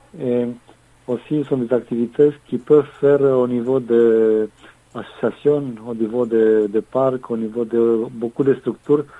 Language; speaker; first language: French; non-native, fluent; Romanian